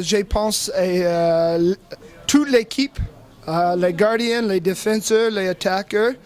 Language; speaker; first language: French; non-native, learner; English